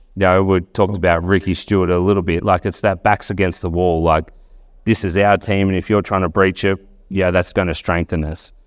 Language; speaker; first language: English; native; English